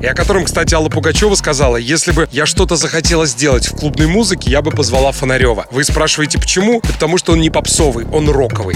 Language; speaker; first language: Russian; native; Russian